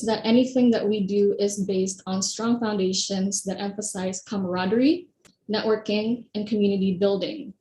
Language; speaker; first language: English; non-native, fluent; Indonesian